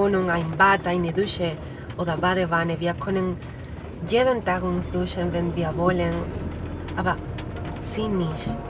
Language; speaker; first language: German; native; German